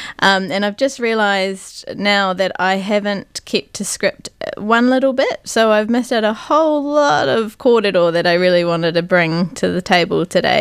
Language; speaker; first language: English; native; English